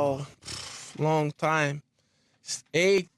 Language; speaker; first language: English; non-native, learner; Portuguese